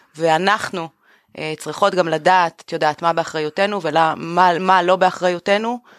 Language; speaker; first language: Hebrew; native; Hebrew